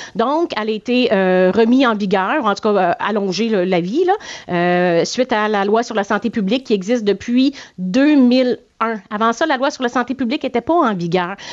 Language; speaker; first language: French; native; French